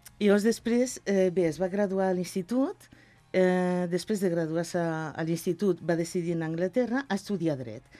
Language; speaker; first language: Catalan; non-native, local second language; Spanish